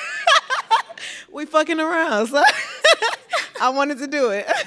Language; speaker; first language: English; native; English